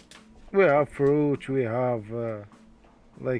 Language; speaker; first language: English; non-native, learner; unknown